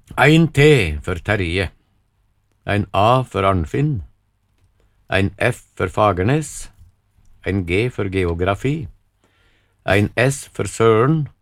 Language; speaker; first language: Norwegian; native; Norwegian